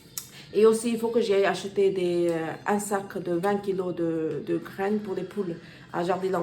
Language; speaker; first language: French; non-native, learner; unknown